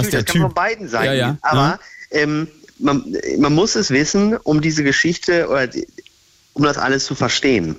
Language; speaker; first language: German; native; German